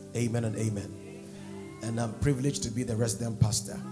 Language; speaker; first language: English; non-native, local second language; Akan